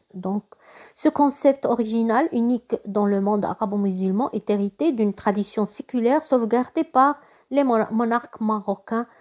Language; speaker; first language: French; non-native, local second language; Arabic